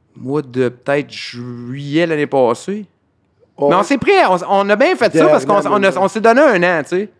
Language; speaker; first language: French; native; French